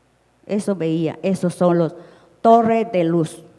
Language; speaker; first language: Spanish; non-native, local second language; Shipibo-Conibo